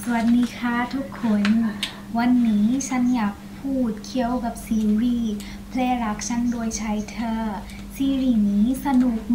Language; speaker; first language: Thai; non-native, learner; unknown